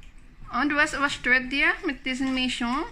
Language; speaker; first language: German; non-native, learner; Cebuano